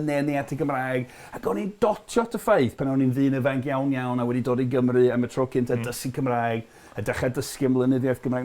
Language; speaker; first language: Welsh; non-native, fluent; English